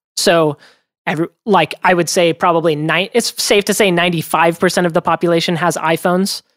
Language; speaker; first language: English; native; English